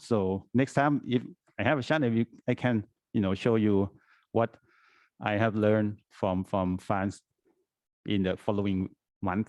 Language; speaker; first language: English; non-native, fluent; Thai